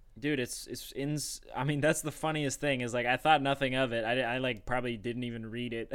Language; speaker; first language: English; native; English